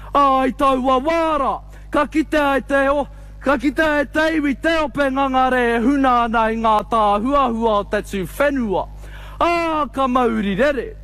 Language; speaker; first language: Māori; native; Māori